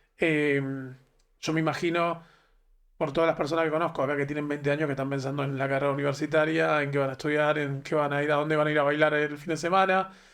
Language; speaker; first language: Spanish; native; Spanish